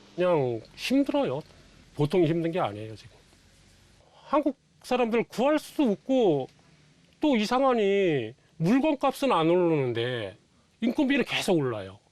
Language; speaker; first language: Korean; native; Korean